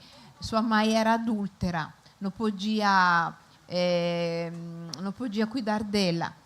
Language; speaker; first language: Portuguese; non-native, fluent; Italian